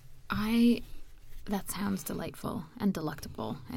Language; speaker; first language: English; native; English